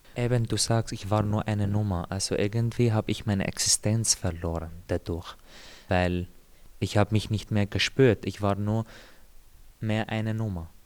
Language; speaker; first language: German; non-native, fluent; Arabic